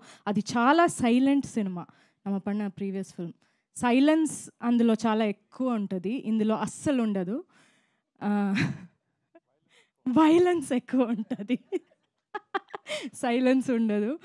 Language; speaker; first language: Telugu; non-native, local second language; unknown